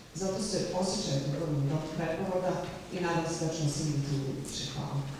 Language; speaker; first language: Croatian; native; Croatian